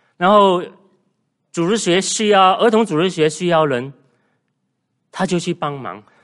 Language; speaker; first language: Chinese; native; Chinese